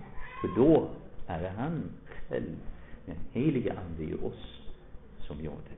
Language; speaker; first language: Swedish; non-native, fluent; Arabic